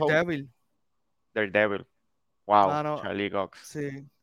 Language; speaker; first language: Spanish; native; Spanish